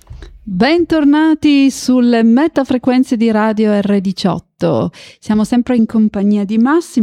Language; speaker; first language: Italian; native; Italian